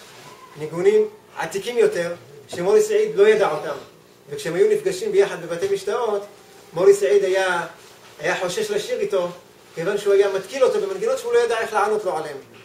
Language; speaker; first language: Hebrew; native; Hebrew